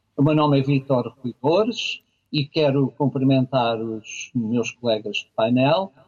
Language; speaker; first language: Portuguese; native; Portuguese